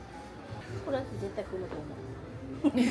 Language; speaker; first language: Japanese; native; Japanese